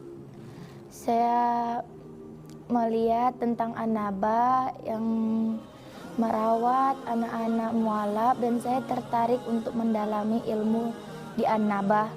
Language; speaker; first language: Indonesian; native; Indonesian